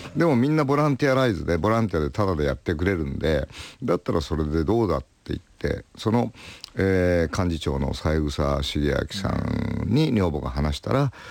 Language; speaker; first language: Japanese; native; Japanese